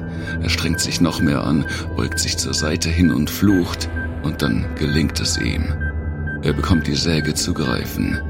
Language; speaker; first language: German; native; German